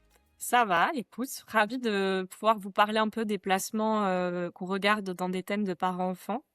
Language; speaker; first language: French; native; French